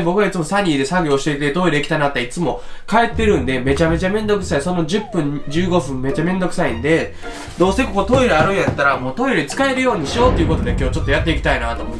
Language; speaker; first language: Japanese; native; Japanese